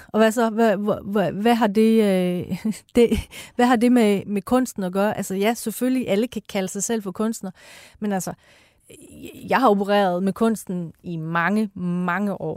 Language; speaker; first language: Danish; early bilingual, other home language; Persian